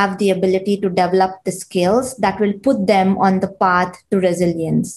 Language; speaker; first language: English; non-native, local second language; Kannada